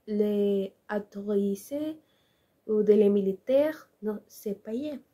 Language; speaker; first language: French; non-native, learner; Spanish